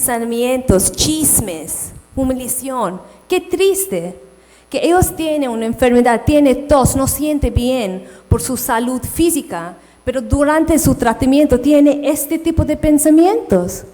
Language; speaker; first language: Spanish; non-native, fluent; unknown